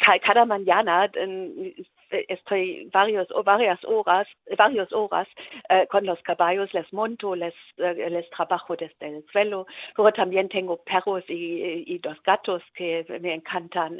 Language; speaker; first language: Spanish; non-native, learner; German